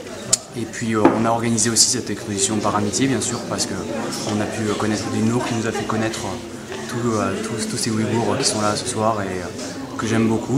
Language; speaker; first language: French; native; French